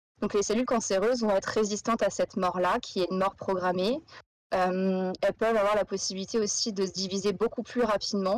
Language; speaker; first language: French; native; French